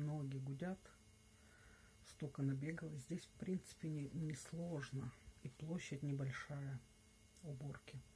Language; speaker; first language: Russian; native; Russian